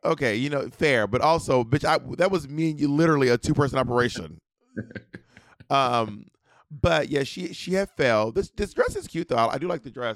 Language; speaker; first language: English; native; English